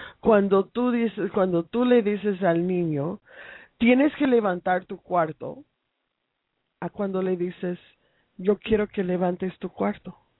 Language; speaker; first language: Spanish; non-native, fluent; English